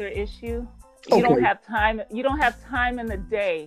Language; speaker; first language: English; native; English